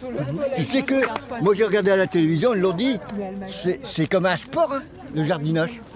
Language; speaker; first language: French; native; French